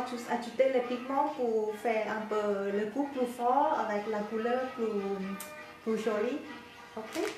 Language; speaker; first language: French; non-native, learner; Thai